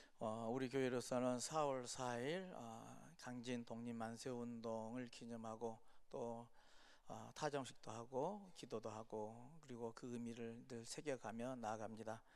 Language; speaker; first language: Korean; native; Korean